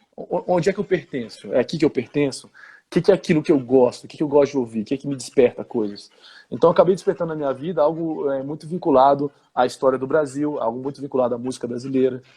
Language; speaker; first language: Portuguese; early bilingual, heritage; Portuguese